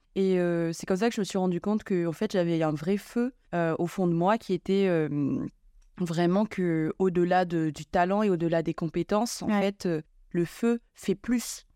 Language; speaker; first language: French; non-native, local second language; Malagasy